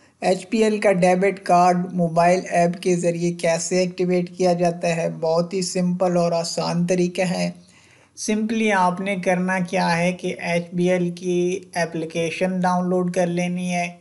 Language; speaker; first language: Hindi; non-native, local second language; Punjabi